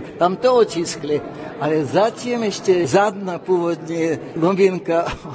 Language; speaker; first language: Czech; non-native, fluent; Russian